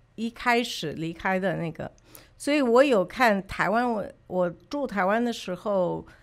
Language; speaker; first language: Chinese; early bilingual, other home language; English